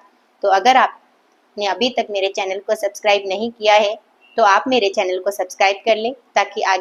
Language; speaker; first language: Hindi; native; Hindi